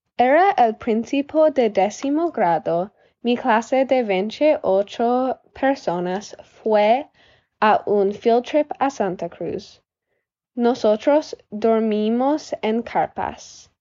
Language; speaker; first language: Spanish; non-native, learner; English